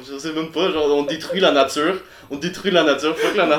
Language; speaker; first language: French; native; French